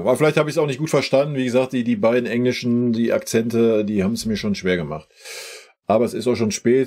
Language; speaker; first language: German; native; German